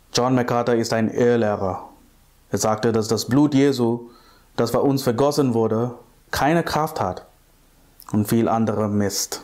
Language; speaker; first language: German; non-native, fluent; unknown